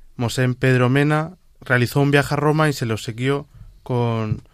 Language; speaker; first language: Spanish; native; Spanish